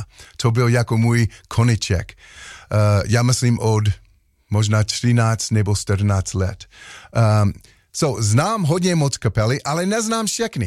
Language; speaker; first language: Czech; non-native, learner; English